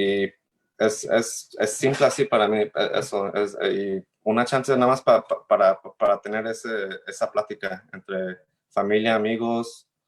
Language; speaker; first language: Spanish; early bilingual, heritage; Spanish